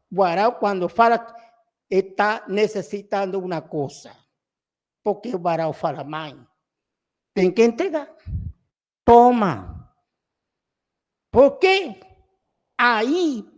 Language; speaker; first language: Portuguese; non-native, learner; Spanish